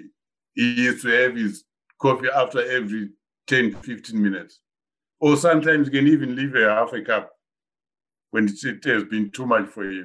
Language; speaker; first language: English; non-native, local second language; Shona